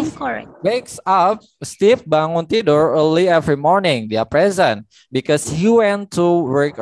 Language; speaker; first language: English; non-native, fluent; Indonesian